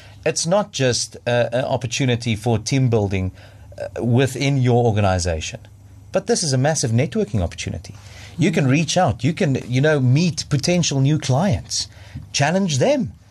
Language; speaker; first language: English; non-native, local second language; Afrikaans